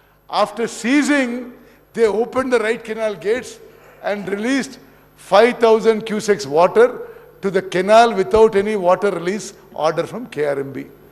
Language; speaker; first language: English; non-native, local second language; Telugu